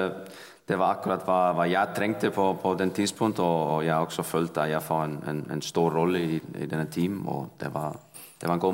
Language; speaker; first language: Danish; non-native, fluent; Icelandic